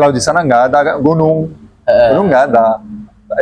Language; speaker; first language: Indonesian; non-native, learner; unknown